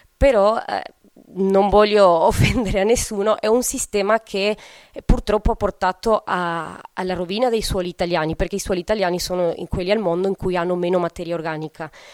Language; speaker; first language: Italian; non-native, fluent; Spanish